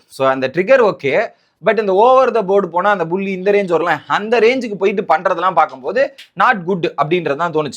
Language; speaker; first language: Tamil; native; Tamil